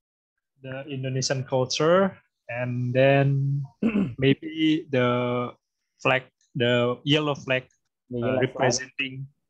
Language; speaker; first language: English; non-native, learner; Indonesian